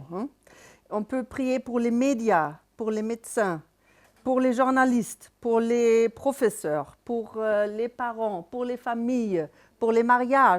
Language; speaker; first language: French; non-native, fluent; German